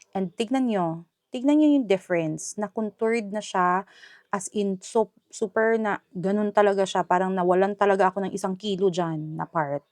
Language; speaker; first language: Filipino; non-native, local second language; Hiligaynon